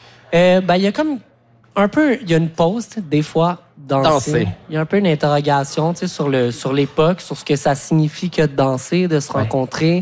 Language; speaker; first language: French; native; French